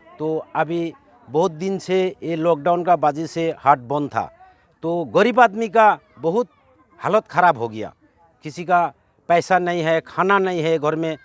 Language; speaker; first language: Hindi; non-native, local second language; Bangla